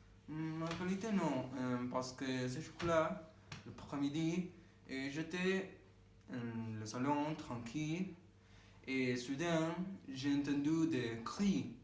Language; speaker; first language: French; non-native, learner; Spanish